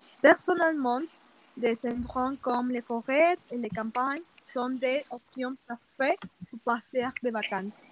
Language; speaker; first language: French; non-native, learner; Spanish